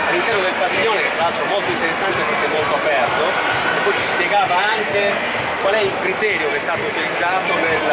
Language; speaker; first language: Italian; native; Italian